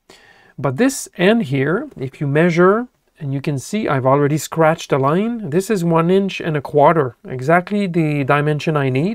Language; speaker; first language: English; non-native, local second language; French